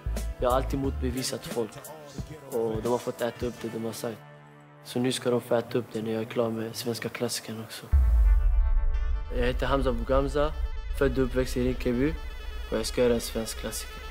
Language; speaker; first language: Swedish; non-native, local second language; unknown